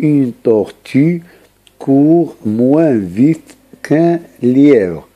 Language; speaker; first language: French; non-native, local second language; Arabic